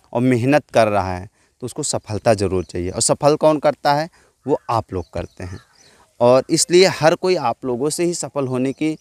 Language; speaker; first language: Hindi; native; Hindi